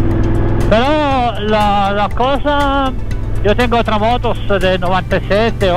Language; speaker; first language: Spanish; non-native, learner; Italian